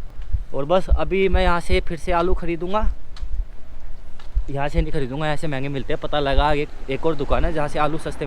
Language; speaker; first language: Hindi; native; Hindi